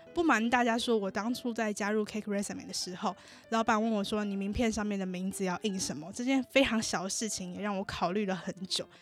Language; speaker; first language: Chinese; native; Chinese